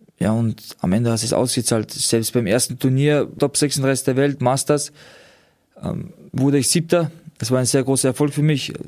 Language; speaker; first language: German; early bilingual, other home language; Georgian